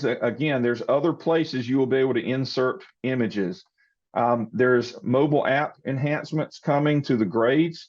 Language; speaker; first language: English; native; English